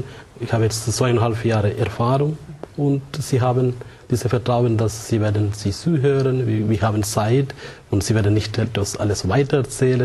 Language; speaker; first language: German; non-native, fluent; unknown